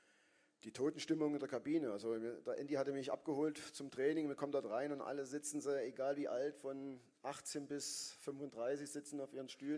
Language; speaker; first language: German; native; German